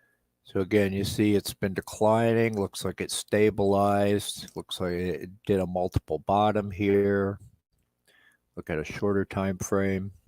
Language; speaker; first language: English; native; English